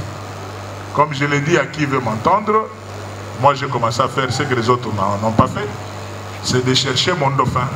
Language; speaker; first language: French; non-native, local second language; Luba-Lulua